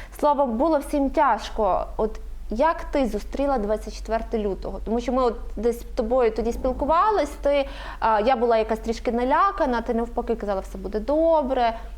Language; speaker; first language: Ukrainian; native; Ukrainian